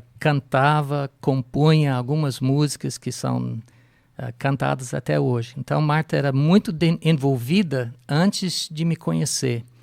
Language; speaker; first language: Portuguese; non-native, fluent; English